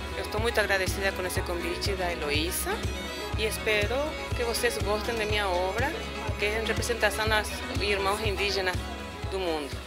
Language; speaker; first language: Portuguese; non-native, fluent; Spanish